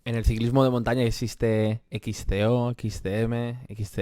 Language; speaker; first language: Spanish; native; Spanish